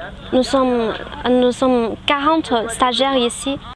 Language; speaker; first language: French; non-native, fluent; Chinese